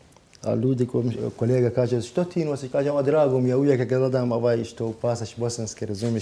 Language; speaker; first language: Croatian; non-native, learner; Persian